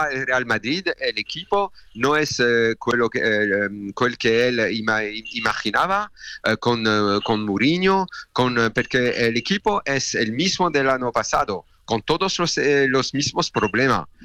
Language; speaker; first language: Spanish; non-native, learner; French